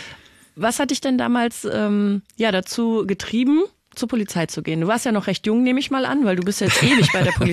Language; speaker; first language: German; native; German